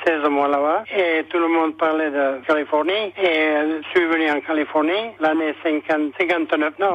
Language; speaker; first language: French; non-native, local second language; Basque